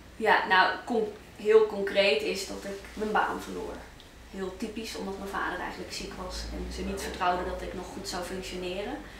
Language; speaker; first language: Dutch; early bilingual, other home language; Arabic